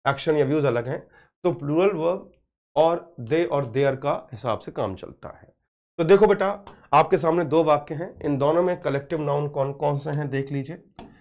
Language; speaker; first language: Hindi; native; Hindi